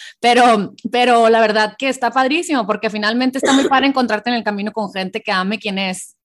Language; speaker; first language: Spanish; native; Spanish